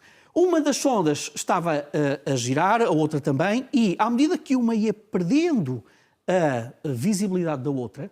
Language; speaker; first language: Portuguese; native; Portuguese